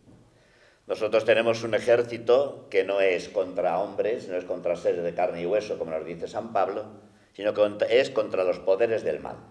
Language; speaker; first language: Spanish; native; Spanish